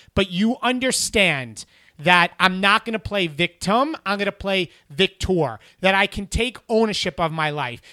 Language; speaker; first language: English; native; English